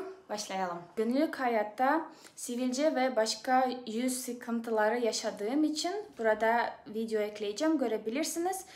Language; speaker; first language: Turkish; non-native, fluent; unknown